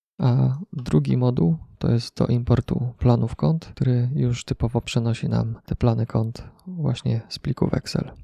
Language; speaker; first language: Polish; native; Polish